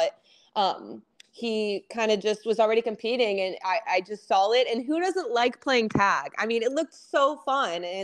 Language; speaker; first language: English; native; English